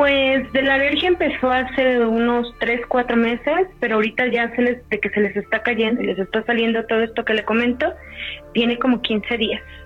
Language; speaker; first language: Spanish; native; Spanish